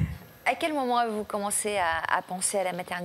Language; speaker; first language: French; native; French